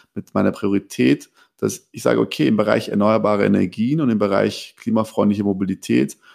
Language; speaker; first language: German; early bilingual, other home language; Persian